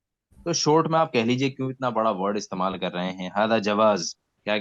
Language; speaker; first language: Hindi; native; Hindi